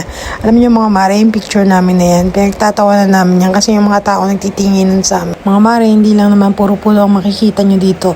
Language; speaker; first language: Filipino; native; Filipino